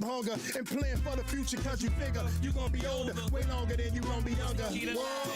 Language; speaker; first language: English; native; English